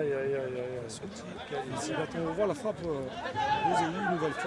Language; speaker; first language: French; native; French